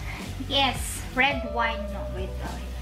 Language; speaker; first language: English; non-native, local second language; Filipino